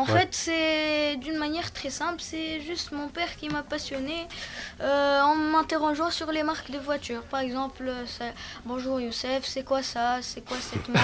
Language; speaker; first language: French; non-native, local second language; Arabic